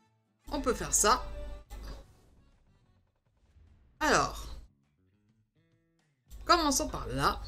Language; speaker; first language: French; native; French